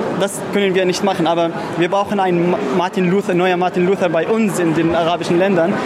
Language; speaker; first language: German; non-native, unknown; Arabic